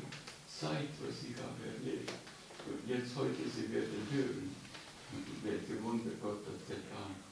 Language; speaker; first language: German; non-native, learner; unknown